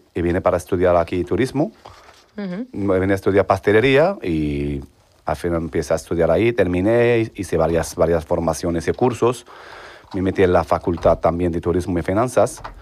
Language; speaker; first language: Spanish; non-native, fluent; Arabic